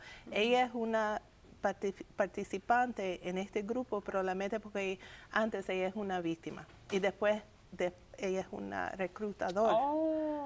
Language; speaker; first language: Spanish; early bilingual, heritage; English